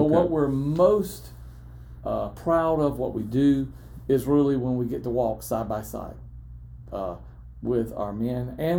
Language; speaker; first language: English; native; English